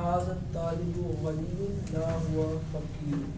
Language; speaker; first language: Arabic; non-native, learner; Urdu